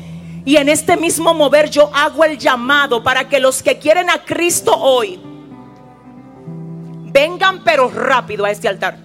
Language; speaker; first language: Spanish; native; Spanish